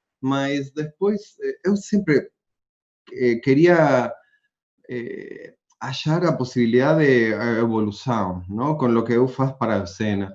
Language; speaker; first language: Portuguese; non-native, learner; Spanish